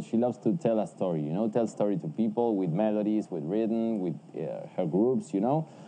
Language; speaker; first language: English; non-native, fluent; Spanish